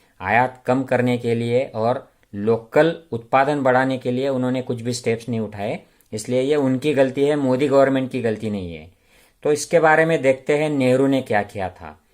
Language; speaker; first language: Hindi; non-native, local second language; Marathi